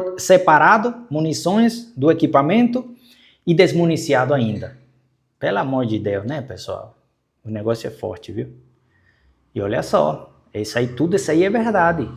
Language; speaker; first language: Portuguese; non-native, fluent; Spanish